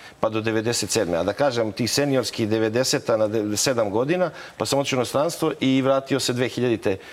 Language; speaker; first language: Serbian; native; Serbian